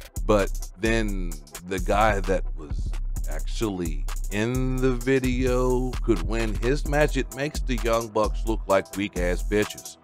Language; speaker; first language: English; native; English